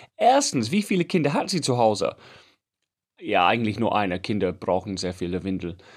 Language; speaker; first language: German; non-native, fluent; English